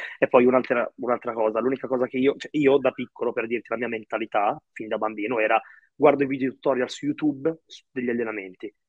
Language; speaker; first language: Italian; early bilingual, other home language; Arabic